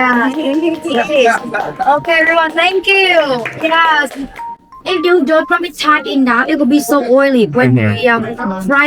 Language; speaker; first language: English; non-native, fluent; Vietnamese